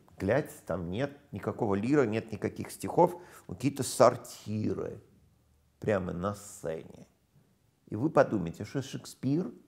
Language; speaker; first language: Russian; non-native, fluent; English